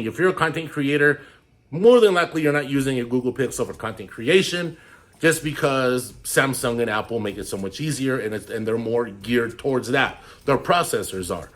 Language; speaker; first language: English; native; English